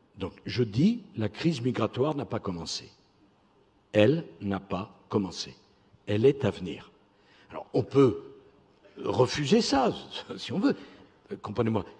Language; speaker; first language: French; native; French